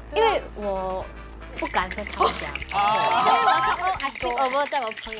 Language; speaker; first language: Chinese; non-native, local second language; English